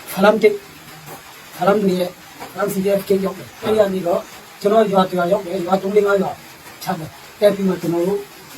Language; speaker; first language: Burmese; non-native, local second language; Tedim Chin